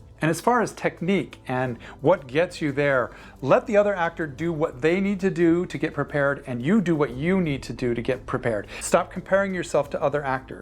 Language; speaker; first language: English; native; English